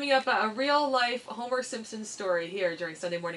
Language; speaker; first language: English; native; English